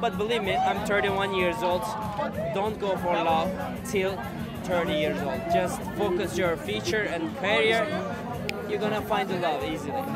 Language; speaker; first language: English; non-native, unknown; Turkish